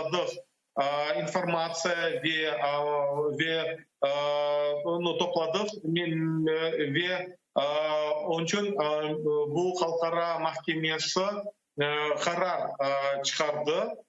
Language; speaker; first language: Turkish; non-native, learner; Crimean Tatar